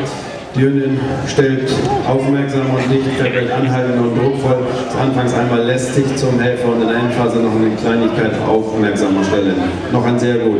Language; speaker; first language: German; native; German